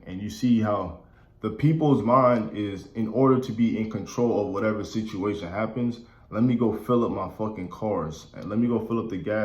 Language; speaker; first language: English; native; English